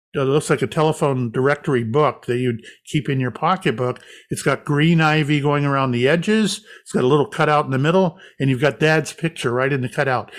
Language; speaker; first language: English; native; English